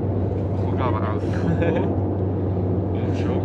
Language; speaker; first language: Spanish; non-native, learner; English